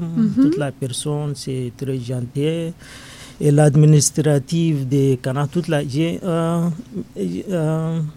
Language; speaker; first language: French; non-native, learner; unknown